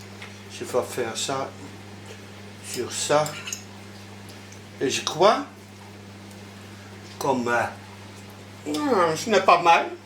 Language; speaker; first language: French; non-native, learner; Dutch